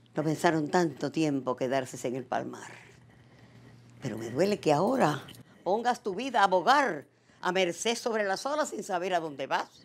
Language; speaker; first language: Spanish; native; Spanish